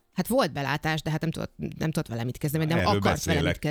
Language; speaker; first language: Hungarian; native; Hungarian